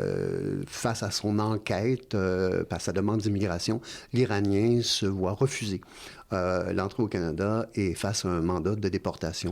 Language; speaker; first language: French; native; French